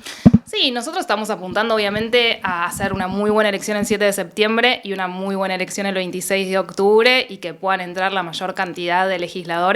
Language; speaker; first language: Spanish; native; Spanish